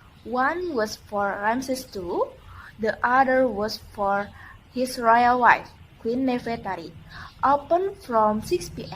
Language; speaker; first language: English; non-native, learner; Indonesian